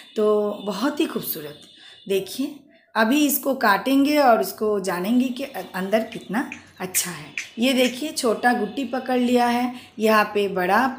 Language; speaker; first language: Hindi; non-native, local second language; Bangla